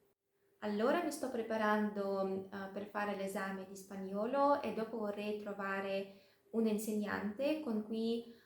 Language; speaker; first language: Italian; non-native, fluent; Russian